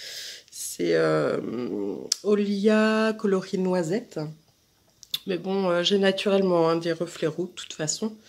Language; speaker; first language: French; native; French